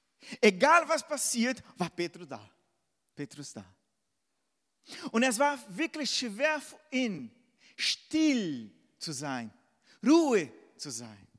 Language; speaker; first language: German; non-native, fluent; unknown